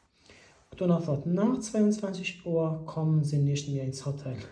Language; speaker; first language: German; non-native, fluent; Albanian